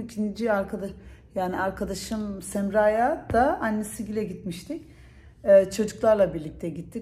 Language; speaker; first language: Turkish; early bilingual, heritage; Turkish